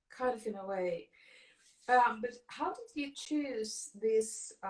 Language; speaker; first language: English; non-native, fluent; Finnish